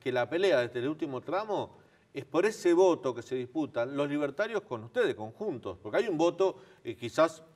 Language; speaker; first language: Spanish; native; Spanish